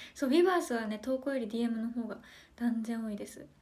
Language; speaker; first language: Japanese; native; Japanese